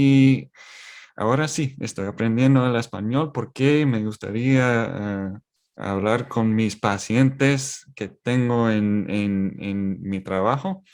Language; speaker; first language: Spanish; non-native, learner; English